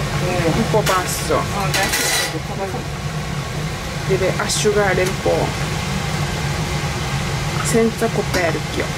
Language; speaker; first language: Italian; non-native, learner; Japanese